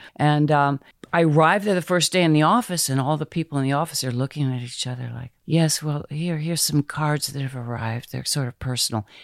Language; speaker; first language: English; native; English